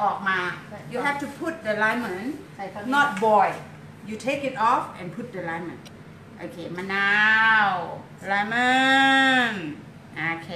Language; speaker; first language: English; non-native, learner; Thai